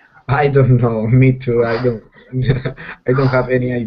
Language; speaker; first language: English; non-native, learner; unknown